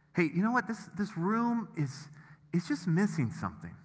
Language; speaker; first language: English; native; English